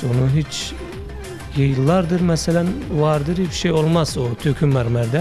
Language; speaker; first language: Turkish; non-native, learner; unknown